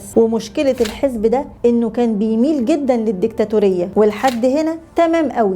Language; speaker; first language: Arabic; native; Arabic